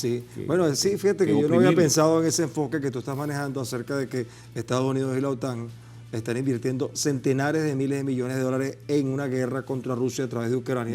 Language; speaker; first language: Spanish; native; Spanish